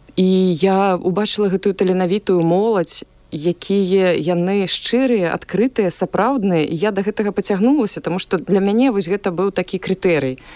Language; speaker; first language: Belarusian; non-native, local second language; Russian